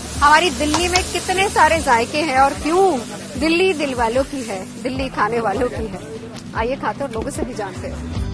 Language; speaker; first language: Hindi; native; Hindi